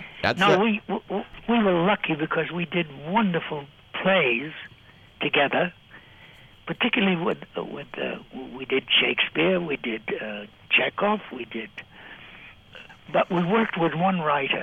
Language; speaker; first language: English; native; English